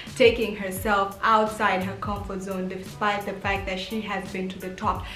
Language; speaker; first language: English; early bilingual, heritage; English